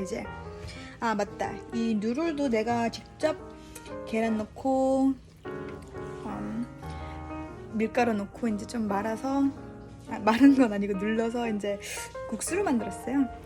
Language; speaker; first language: Korean; early bilingual, heritage; Korean